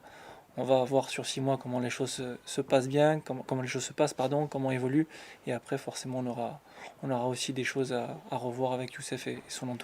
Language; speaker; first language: French; native; French